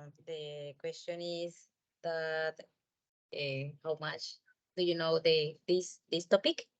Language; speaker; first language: English; non-native, learner; Spanish